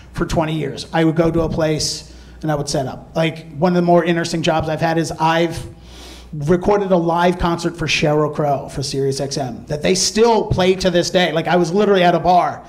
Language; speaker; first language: English; native; English